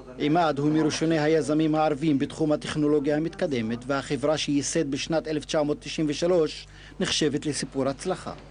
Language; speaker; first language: Hebrew; non-native, local second language; Arabic